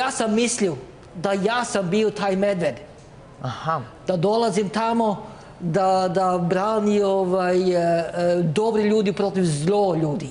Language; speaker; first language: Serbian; non-native, learner; Norwegian